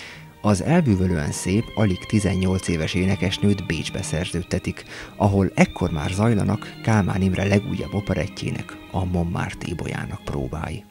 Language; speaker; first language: Hungarian; native; Hungarian